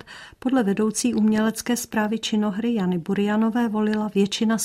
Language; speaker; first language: Czech; native; Czech